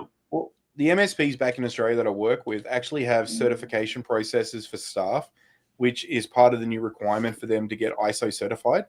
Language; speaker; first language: English; native; English